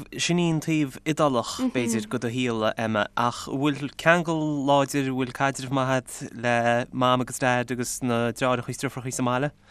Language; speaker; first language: Irish; native; Irish